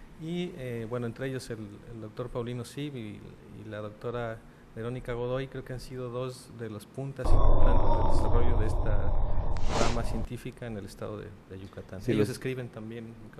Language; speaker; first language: Spanish; native; Spanish